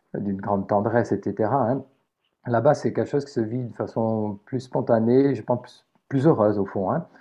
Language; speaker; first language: French; native; French